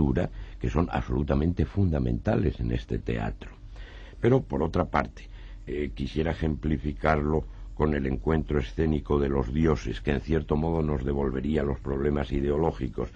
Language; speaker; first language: Spanish; native; Spanish